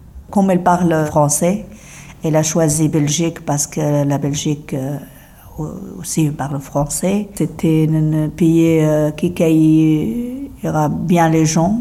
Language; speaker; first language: French; non-native, learner; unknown